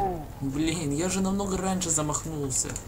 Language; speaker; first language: Russian; native; Russian